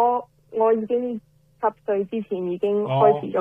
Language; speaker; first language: Cantonese; early bilingual, heritage; Cantonese